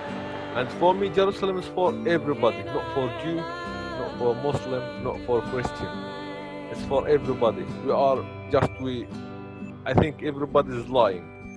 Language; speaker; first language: English; non-native, learner; Arabic